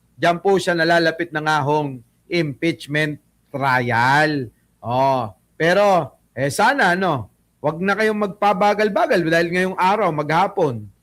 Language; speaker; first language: Filipino; non-native, local second language; Iloko